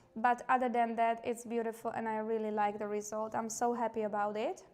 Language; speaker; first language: English; non-native, fluent; Slovak